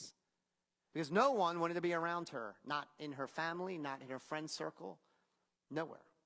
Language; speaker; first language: English; native; English